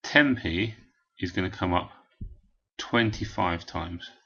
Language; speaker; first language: English; native; English